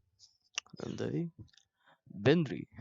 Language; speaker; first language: Japanese; non-native, learner; Malay